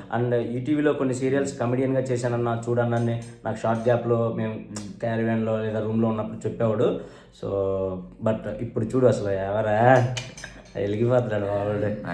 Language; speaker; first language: Telugu; native; Telugu